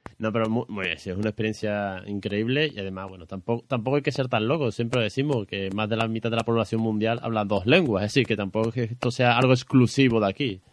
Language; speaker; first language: Spanish; native; Spanish